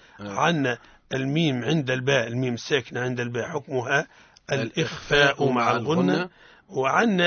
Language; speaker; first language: Arabic; native; Arabic